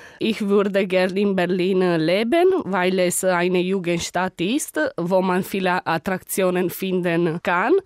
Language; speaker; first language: German; non-native, learner; Italian